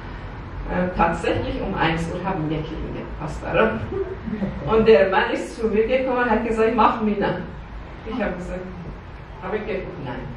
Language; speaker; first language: German; non-native, learner; Persian